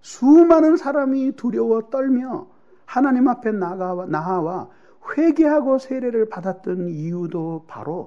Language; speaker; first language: Korean; native; Korean